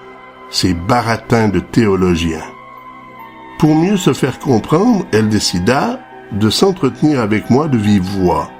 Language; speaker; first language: French; native; French